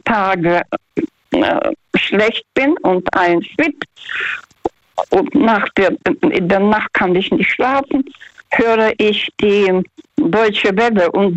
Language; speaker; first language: German; non-native, learner; Russian